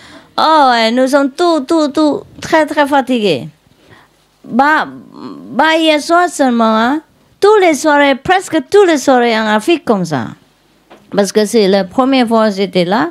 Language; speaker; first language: French; non-native, learner; Vietnamese